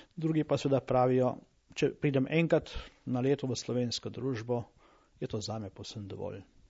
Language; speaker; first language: Slovenian; native; Slovenian